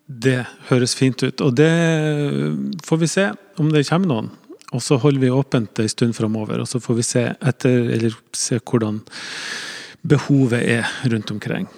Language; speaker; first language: Norwegian; native; Norwegian